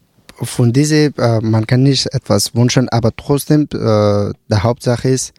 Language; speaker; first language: German; non-native, learner; Persian